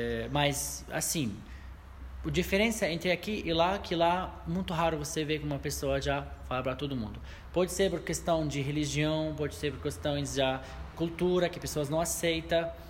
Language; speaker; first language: Portuguese; non-native, fluent; Arabic